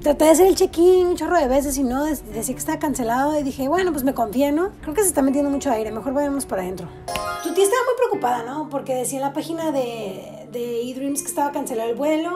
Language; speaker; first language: Spanish; native; Spanish